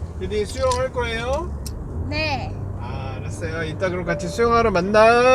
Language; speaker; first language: Korean; native; Korean